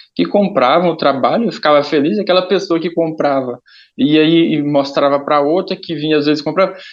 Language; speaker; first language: Portuguese; native; Portuguese